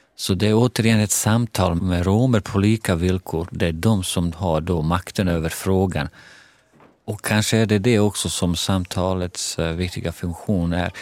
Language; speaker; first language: Swedish; non-native, fluent; Bosnian